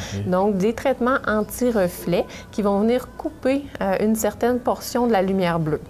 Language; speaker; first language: French; native; French